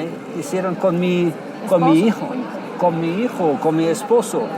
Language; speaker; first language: Spanish; non-native, fluent; German